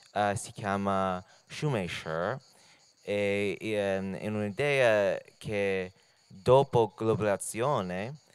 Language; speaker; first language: Italian; non-native, learner; English